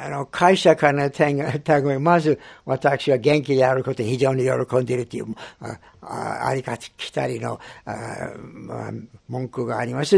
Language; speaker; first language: Japanese; non-native, fluent; English